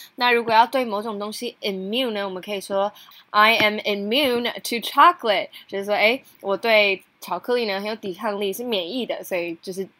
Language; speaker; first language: Chinese; native; Chinese